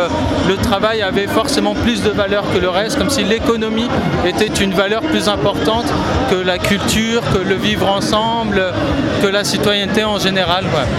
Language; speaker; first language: French; native; French